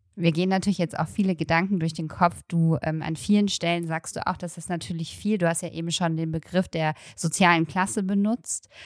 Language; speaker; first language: German; native; German